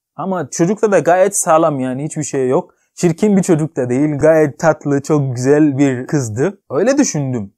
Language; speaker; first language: Turkish; non-native, fluent; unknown